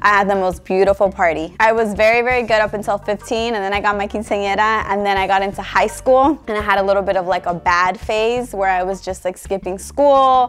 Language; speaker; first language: English; early bilingual, other home language; Spanish